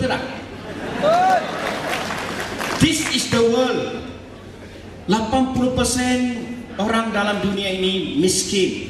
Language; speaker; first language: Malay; non-native, local second language; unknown